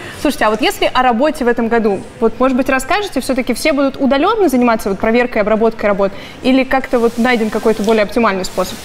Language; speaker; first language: Russian; native; Russian